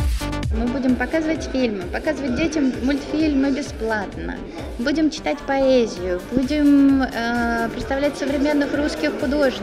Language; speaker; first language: Russian; native; Russian